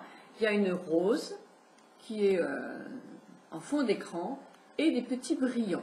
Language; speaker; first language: French; native; French